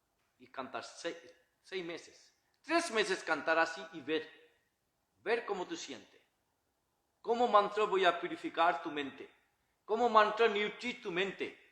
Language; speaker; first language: Spanish; non-native, learner; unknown